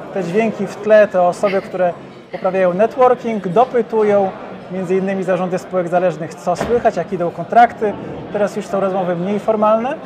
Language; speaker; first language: Polish; native; Polish